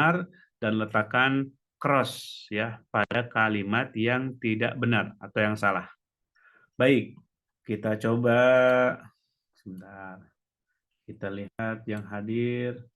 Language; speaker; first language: Indonesian; native; Indonesian